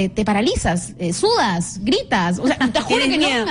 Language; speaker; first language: Spanish; native; Spanish